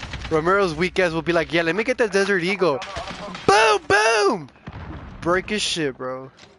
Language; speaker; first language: English; early bilingual, other home language; Spanish